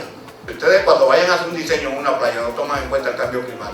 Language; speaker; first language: Spanish; native; Spanish